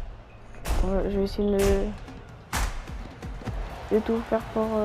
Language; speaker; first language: French; native; French